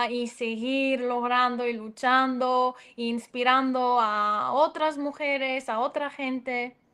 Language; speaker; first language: Spanish; non-native, fluent; Greek